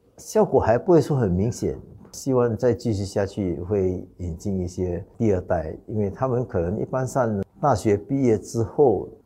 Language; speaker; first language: Chinese; non-native, local second language; Wu Chinese